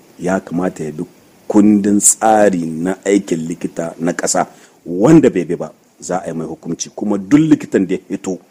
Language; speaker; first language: Hausa; native; Hausa